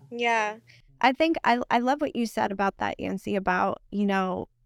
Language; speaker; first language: English; non-native, fluent; Spanish